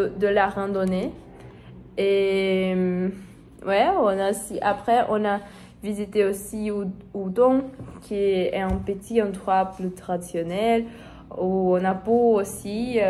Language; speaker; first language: French; non-native, learner; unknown